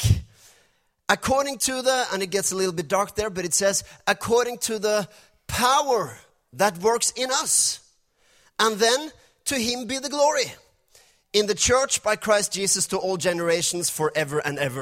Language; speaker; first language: English; non-native, fluent; Norwegian